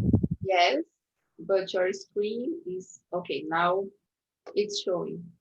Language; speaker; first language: English; non-native, fluent; Portuguese